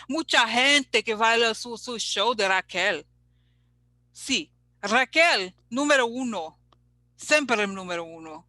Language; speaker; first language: Spanish; non-native, learner; English